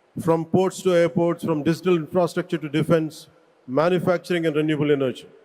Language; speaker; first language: English; non-native, local second language; Telugu